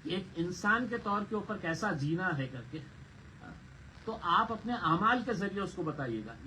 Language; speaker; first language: Hindi; non-native, local second language; Marathi